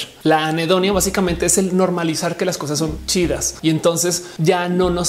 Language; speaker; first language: Spanish; native; Spanish